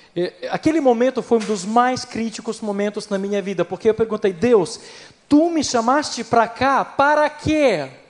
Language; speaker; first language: Portuguese; non-native, fluent; Ukrainian